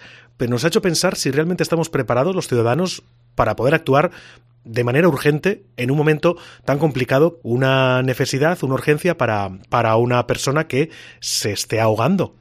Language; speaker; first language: Spanish; native; Spanish